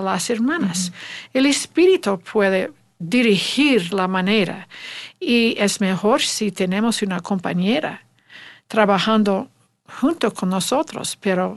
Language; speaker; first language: Spanish; non-native, learner; English